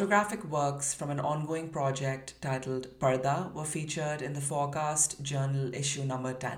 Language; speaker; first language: English; non-native, local second language; Urdu